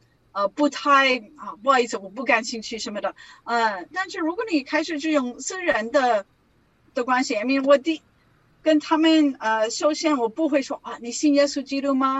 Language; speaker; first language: Chinese; non-native, learner; English